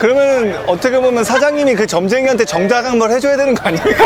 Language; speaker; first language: Korean; native; Korean